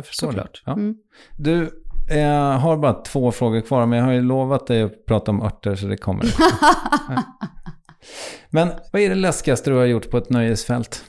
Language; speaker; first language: Swedish; native; Swedish